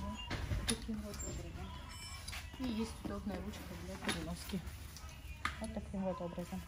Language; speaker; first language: Russian; native; Russian